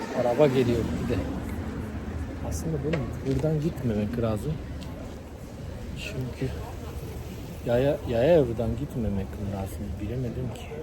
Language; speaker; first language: Turkish; non-native, fluent; Japanese